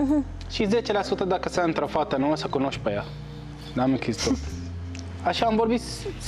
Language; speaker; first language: Romanian; non-native, learner; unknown